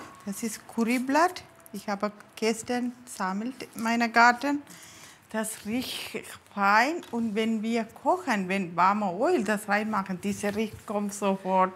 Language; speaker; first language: German; non-native, learner; Tamil